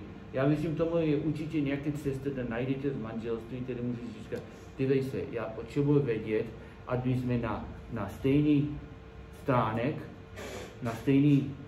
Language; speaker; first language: Czech; non-native, learner; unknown